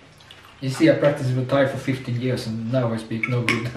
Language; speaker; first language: English; non-native, learner; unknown